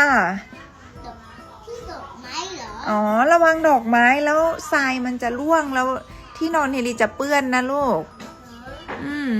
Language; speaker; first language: Thai; native; Thai